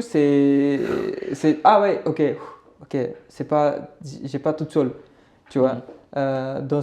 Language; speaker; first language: French; non-native, learner; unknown